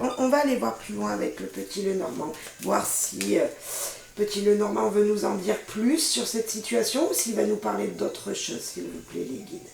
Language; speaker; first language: French; native; French